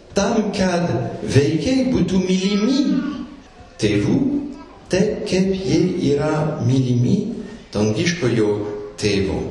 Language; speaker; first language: Lithuanian; non-native, fluent; French